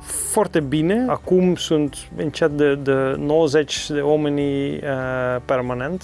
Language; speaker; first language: Romanian; non-native, learner; Dutch